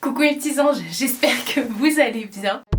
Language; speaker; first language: French; native; French